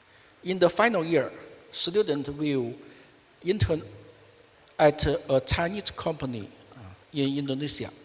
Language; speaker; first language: English; non-native, fluent; Chinese